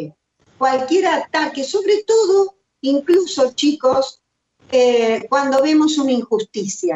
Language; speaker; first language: Spanish; native; Spanish